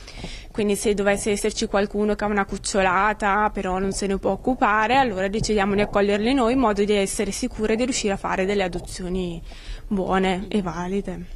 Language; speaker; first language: Italian; native; Italian